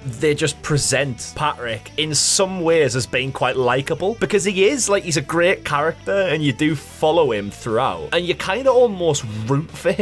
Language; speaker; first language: English; native; English